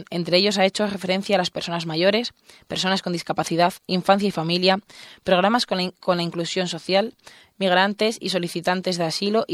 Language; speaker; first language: Spanish; native; Spanish